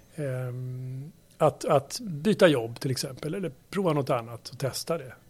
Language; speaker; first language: Swedish; native; Swedish